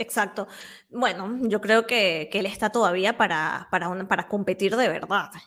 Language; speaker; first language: Spanish; native; Spanish